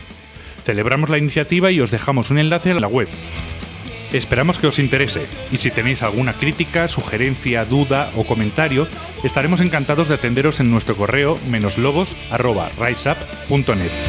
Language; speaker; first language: Spanish; native; Spanish